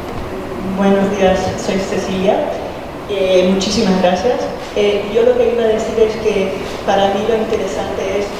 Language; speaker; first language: Spanish; early bilingual, heritage; Spanish